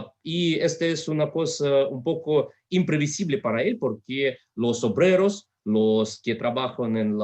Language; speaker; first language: Spanish; non-native, fluent; Russian